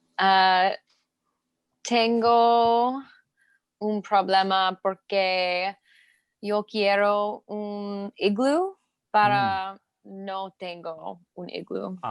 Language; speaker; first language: Spanish; non-native, learner; English